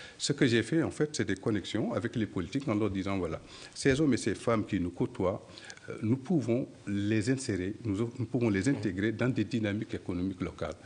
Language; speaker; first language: French; non-native, local second language; Soninke